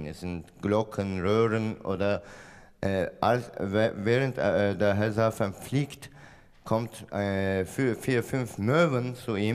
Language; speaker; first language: German; non-native, fluent; Turkish